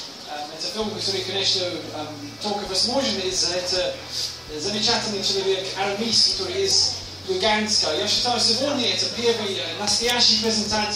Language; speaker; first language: Russian; non-native, learner; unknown